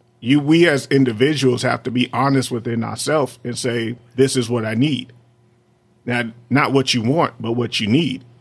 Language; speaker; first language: English; native; English